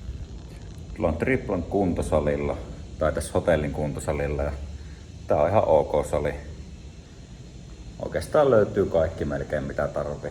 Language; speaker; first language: Finnish; native; Finnish